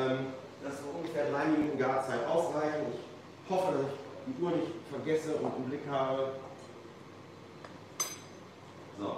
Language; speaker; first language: German; native; German